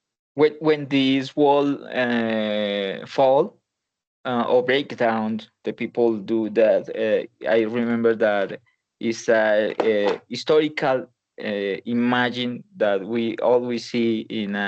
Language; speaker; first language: English; non-native, learner; Spanish